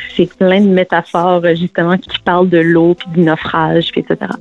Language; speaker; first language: French; native; French